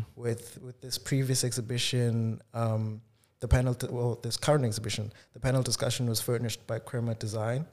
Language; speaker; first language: English; non-native, local second language; Zulu